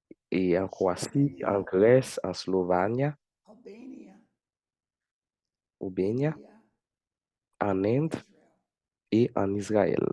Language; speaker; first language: French; non-native, fluent; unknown